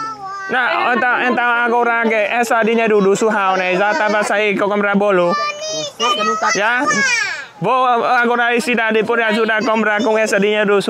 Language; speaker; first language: Portuguese; non-native, learner; Vietnamese